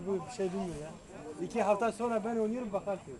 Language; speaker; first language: German; non-native, learner; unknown